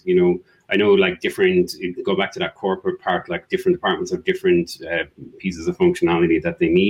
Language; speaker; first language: English; native; English